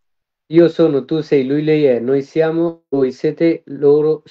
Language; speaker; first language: Italian; non-native, learner; Bangla